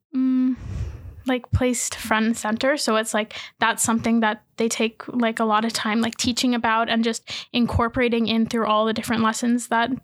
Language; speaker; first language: English; native; English